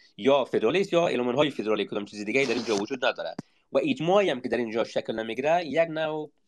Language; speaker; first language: Persian; native; Persian